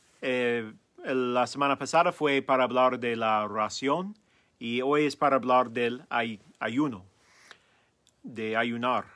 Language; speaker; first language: Spanish; non-native, learner; English